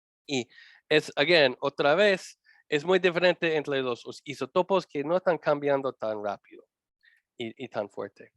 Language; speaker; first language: Spanish; non-native, learner; English